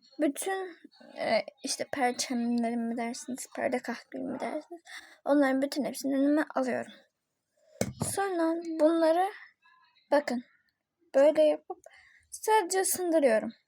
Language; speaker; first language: Turkish; native; Turkish